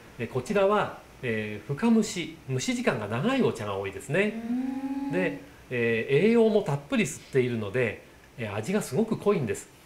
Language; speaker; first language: Japanese; native; Japanese